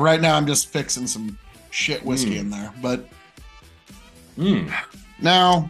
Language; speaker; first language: English; native; English